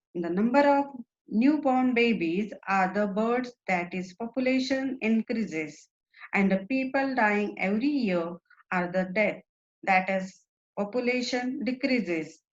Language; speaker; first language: English; non-native, local second language; Marathi